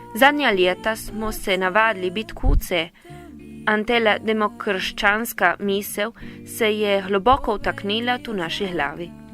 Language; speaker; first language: Slovenian; native; Slovenian